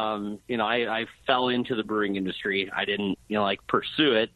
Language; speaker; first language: English; native; English